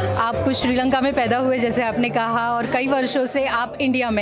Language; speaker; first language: Hindi; native; Hindi